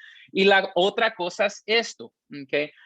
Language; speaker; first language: Spanish; early bilingual, heritage; Spanish